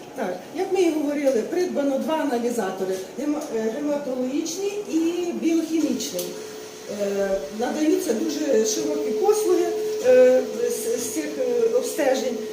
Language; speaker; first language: Ukrainian; native; Ukrainian